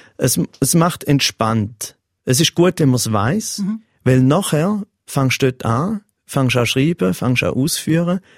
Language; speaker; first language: German; native; German